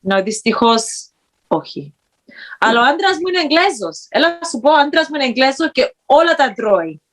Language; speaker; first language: Greek; early bilingual, heritage; Greek